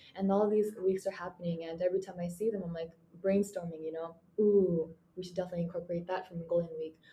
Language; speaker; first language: English; non-native, fluent; Mongolian